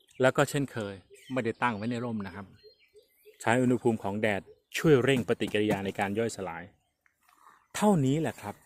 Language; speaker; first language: Thai; native; Thai